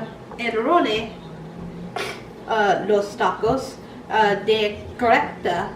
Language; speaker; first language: Spanish; non-native, learner; English